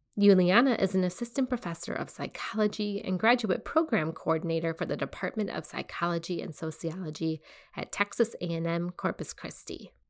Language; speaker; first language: English; native; English